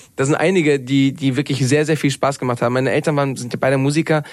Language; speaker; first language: German; non-native, fluent; Spanish